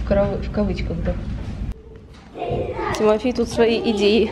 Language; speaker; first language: Russian; native; Russian